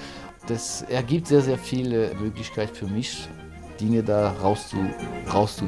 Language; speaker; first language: German; non-native, fluent; French